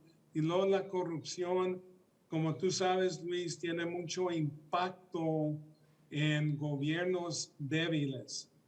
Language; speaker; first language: Spanish; early bilingual, heritage; Spanish